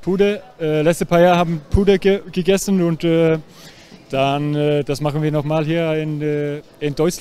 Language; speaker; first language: German; non-native, learner; English